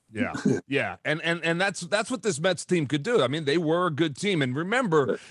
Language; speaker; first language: English; native; English